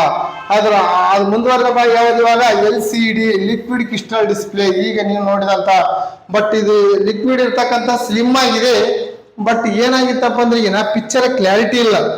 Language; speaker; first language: Kannada; native; Kannada